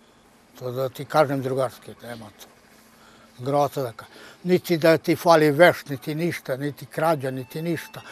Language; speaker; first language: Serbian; non-native, local second language; Romany